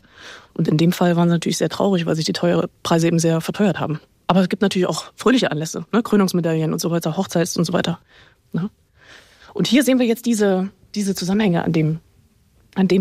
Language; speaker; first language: German; native; German